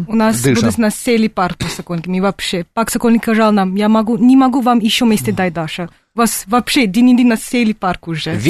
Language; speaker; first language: Russian; non-native, learner; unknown